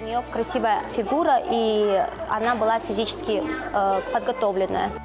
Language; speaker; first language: Russian; native; Russian